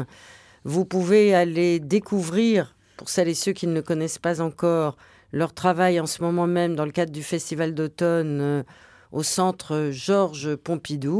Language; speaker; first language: French; native; French